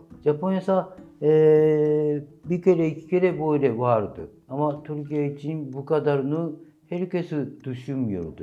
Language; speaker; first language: Turkish; non-native, fluent; Japanese